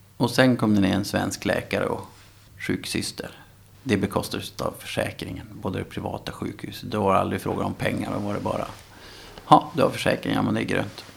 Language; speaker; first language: Swedish; native; Swedish